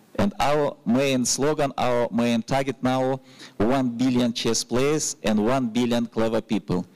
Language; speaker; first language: English; non-native, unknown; Russian